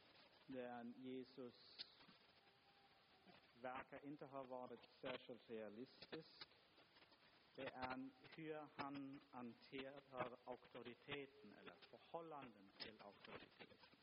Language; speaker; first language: Swedish; non-native, fluent; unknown